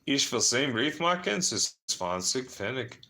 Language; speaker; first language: German; non-native, learner; English